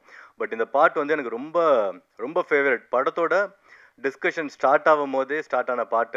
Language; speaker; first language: Tamil; native; Tamil